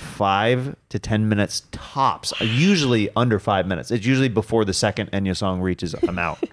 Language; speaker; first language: English; native; English